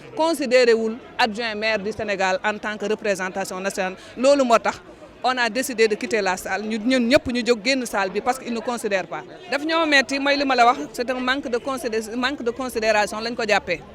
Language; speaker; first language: Wolof; non-native, local second language; Fula